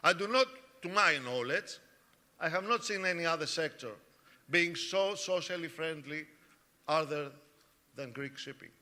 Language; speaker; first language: English; non-native, fluent; Greek